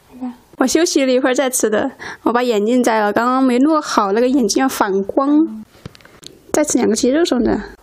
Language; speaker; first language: Chinese; native; Chinese